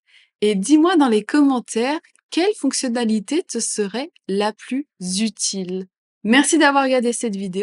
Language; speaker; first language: French; native; French